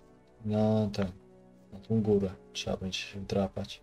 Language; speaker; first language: Polish; native; Polish